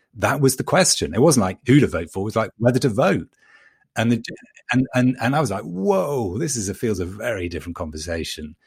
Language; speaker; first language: English; native; English